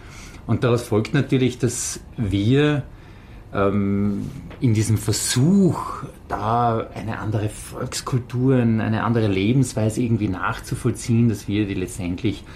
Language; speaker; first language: German; native; German